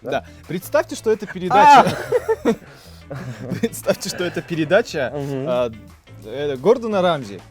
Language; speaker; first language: Russian; native; Russian